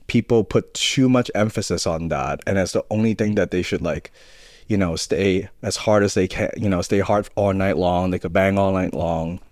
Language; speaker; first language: English; early bilingual, other home language; Cantonese